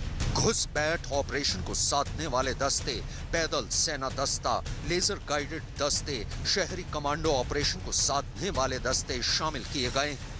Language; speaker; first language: Hindi; native; Hindi